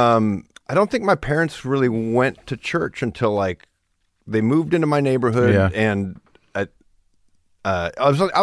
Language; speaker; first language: English; early bilingual, other home language; German